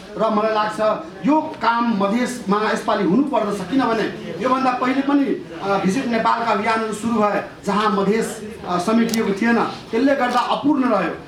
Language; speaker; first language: Nepali; non-native, local second language; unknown